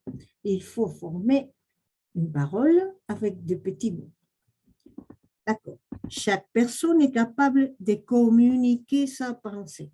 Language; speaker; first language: French; non-native, fluent; Spanish